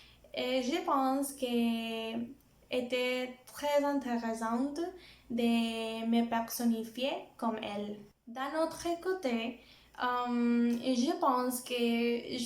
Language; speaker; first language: French; non-native, learner; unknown